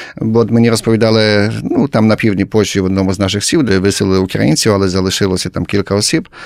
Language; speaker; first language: Ukrainian; early bilingual, heritage; Ukrainian